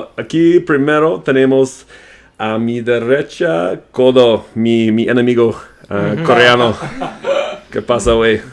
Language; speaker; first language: Spanish; non-native, fluent; English